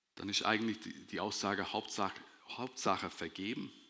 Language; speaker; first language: German; non-native, fluent; English